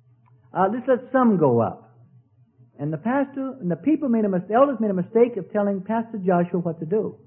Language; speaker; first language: English; native; English